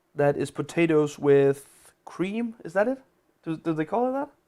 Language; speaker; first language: English; non-native, fluent; Danish